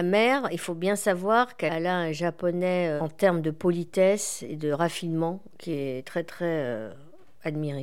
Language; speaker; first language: French; native; French